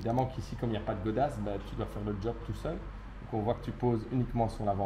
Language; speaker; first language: French; native; French